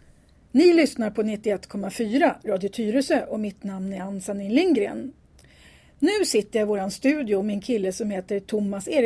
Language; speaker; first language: Swedish; native; Swedish